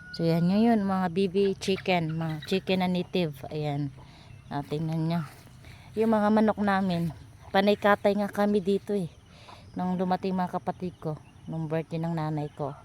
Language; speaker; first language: Filipino; non-native, local second language; Cebuano